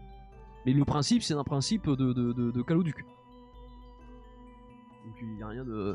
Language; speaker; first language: French; native; French